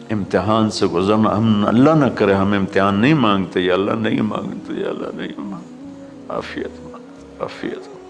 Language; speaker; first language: Urdu; non-native, local second language; Punjabi